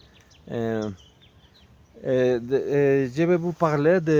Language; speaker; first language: French; non-native, fluent; Spanish